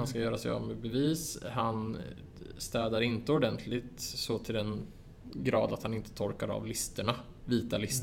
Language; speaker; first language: Swedish; native; Swedish